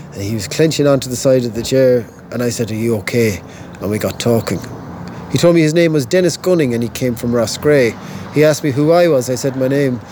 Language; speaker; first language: English; native; English